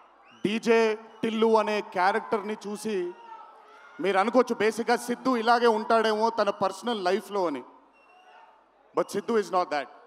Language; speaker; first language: Telugu; native; Telugu